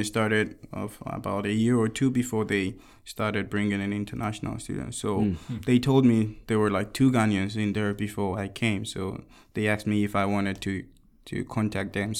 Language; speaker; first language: English; non-native, local second language; Akan